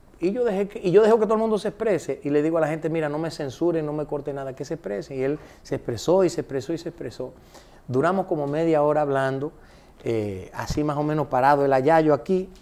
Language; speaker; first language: Spanish; early bilingual, heritage; Spanish